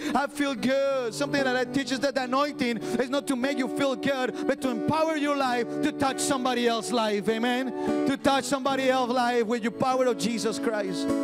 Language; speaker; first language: English; non-native, fluent; Spanish